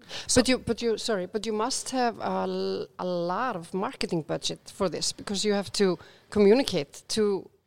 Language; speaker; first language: English; non-native, fluent; Icelandic